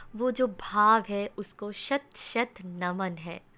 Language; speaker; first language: Hindi; non-native, local second language; Bangla